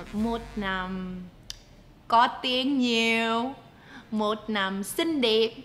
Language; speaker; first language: Vietnamese; non-native, learner; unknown